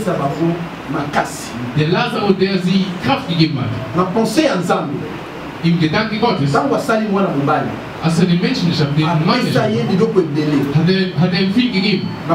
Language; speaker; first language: German; non-native, learner; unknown